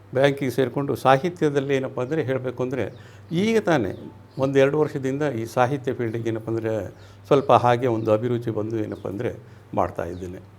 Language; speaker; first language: Kannada; non-native, local second language; Tamil